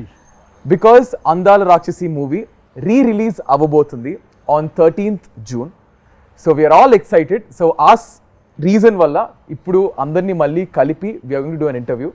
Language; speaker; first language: Telugu; native; Telugu